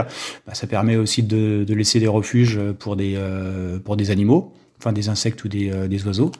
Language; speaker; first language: French; native; French